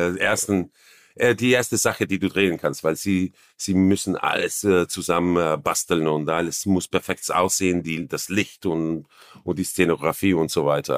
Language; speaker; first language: German; non-native, fluent; Croatian